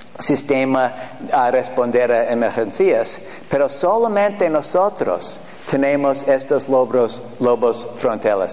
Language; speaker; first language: Spanish; non-native, fluent; English